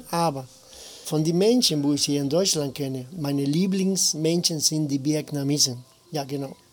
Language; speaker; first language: German; non-native, fluent; Spanish